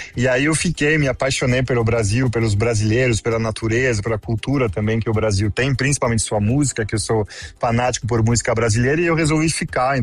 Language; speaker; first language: Portuguese; non-native, fluent; French